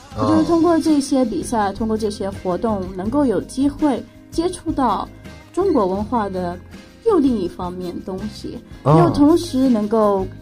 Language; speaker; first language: Chinese; non-native, fluent; Arabic